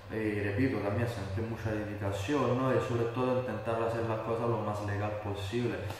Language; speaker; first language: Spanish; non-native, fluent; Italian